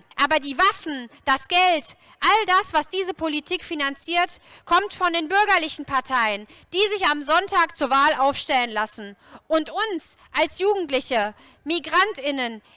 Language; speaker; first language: German; native; German